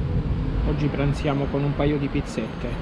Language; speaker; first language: Italian; native; Italian